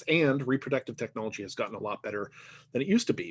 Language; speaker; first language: English; native; English